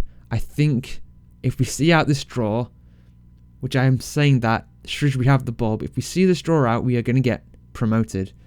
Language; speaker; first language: English; native; English